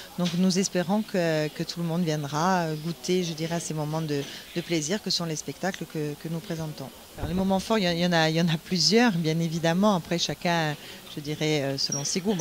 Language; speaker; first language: French; native; French